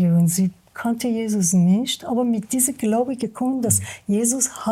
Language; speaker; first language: German; non-native, learner; Persian